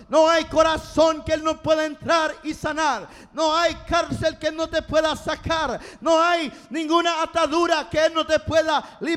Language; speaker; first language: Spanish; non-native, fluent; English